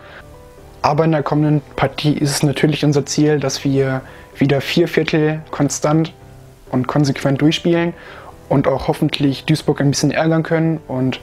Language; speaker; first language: German; native; German